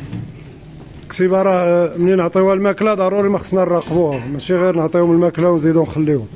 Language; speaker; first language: Arabic; native; Arabic